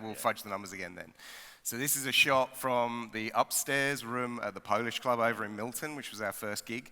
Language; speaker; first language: English; native; English